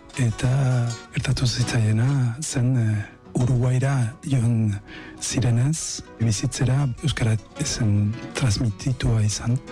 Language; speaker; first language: Basque; non-native, fluent; Spanish